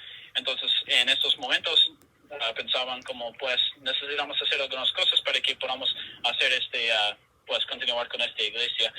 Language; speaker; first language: Spanish; non-native, fluent; English